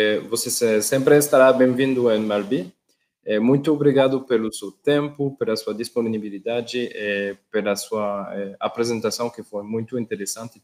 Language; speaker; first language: Portuguese; non-native, learner; Spanish